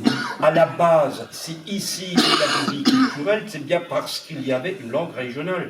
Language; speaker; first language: French; non-native, local second language; Swiss German